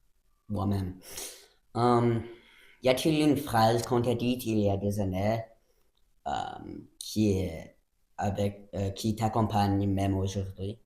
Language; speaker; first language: French; non-native, local second language; English